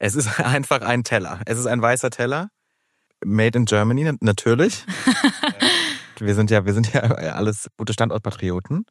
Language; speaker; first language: German; native; German